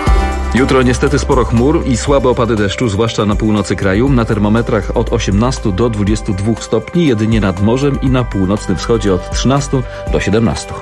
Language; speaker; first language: Polish; native; Polish